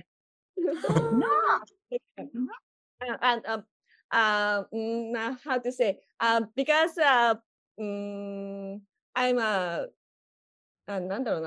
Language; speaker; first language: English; non-native, learner; Japanese